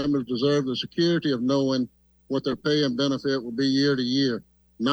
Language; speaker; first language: English; native; English